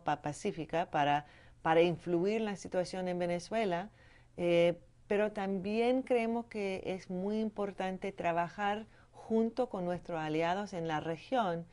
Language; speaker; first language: Spanish; non-native, fluent; English